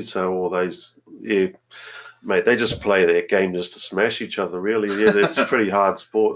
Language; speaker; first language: English; native; English